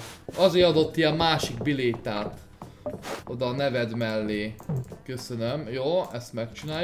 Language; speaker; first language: Hungarian; native; Hungarian